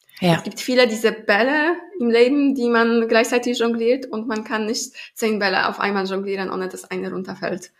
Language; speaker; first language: German; non-native, fluent; Polish